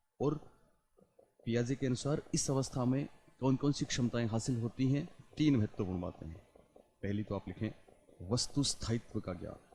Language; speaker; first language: Hindi; native; Hindi